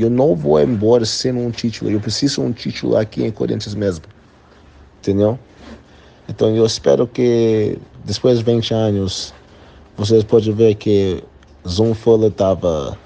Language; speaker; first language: Portuguese; non-native, learner; English